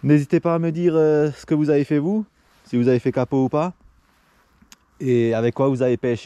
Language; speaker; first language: French; native; French